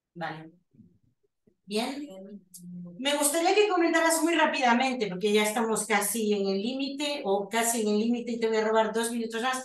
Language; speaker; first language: Spanish; native; Spanish